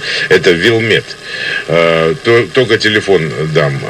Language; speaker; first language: Russian; native; Russian